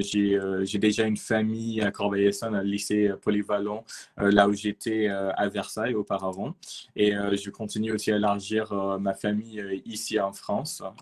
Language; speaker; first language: French; non-native, fluent; English